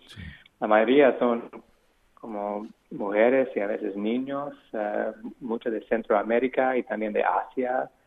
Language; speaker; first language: Spanish; non-native, fluent; English